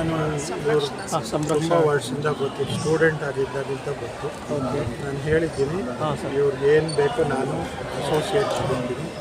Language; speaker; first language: Kannada; non-native, learner; Tamil